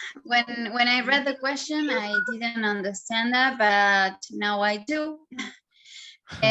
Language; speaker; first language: English; non-native, learner; Spanish